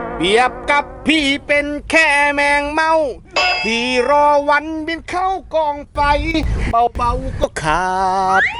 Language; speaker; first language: Thai; native; Thai